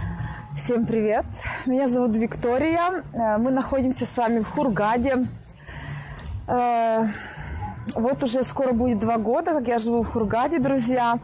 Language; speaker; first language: Russian; native; Russian